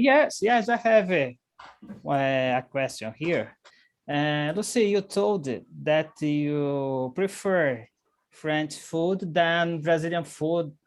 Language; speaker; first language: English; non-native, learner; Portuguese